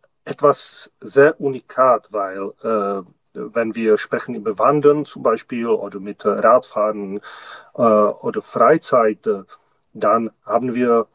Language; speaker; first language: German; non-native, learner; Czech